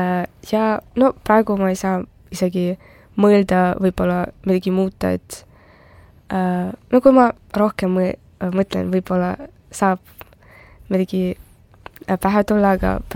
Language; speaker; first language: Estonian; non-native, local second language; Russian